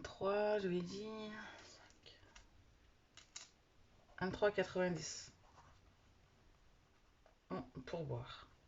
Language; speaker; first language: French; native; French